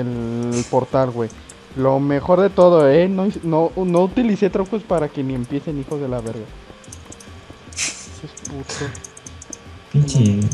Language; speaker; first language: Spanish; native; Spanish